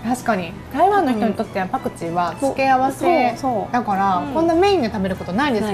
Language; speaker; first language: Japanese; native; Japanese